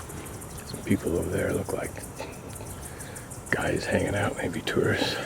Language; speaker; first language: English; native; English